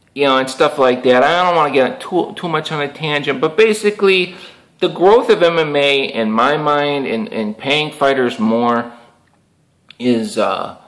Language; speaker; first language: English; native; English